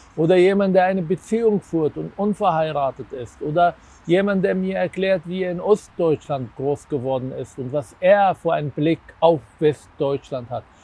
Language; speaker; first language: German; non-native, fluent; Arabic